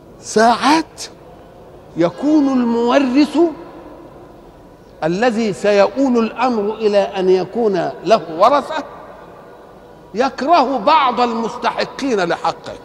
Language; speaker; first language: Arabic; native; Arabic